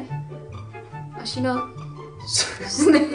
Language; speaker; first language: Japanese; non-native, learner; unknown